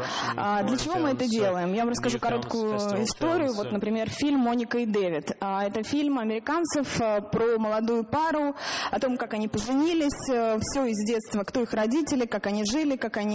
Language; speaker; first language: Russian; native; Russian